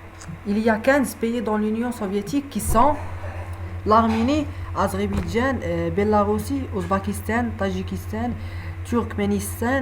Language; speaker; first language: French; non-native, learner; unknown